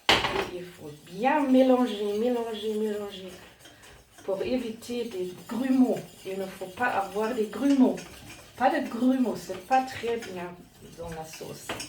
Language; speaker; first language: French; non-native, learner; German